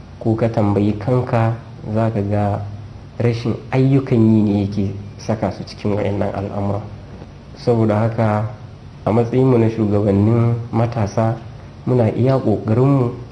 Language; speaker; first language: Hausa; non-native, local second language; Fula